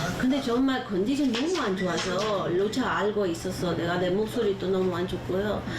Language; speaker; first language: Korean; non-native, learner; Spanish